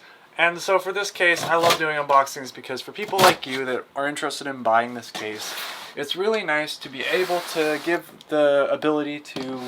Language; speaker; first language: English; native; English